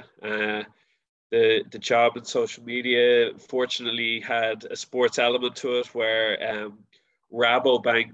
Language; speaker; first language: English; native; English